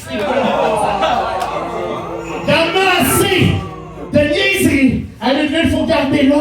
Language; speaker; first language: French; native; French